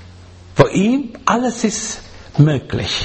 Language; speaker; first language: German; non-native, fluent; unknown